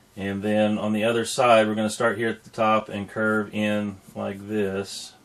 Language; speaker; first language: English; native; English